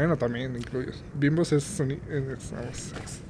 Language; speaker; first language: Spanish; native; Spanish